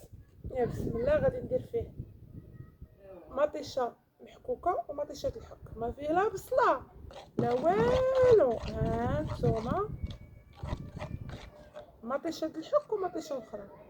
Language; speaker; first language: Arabic; native; Arabic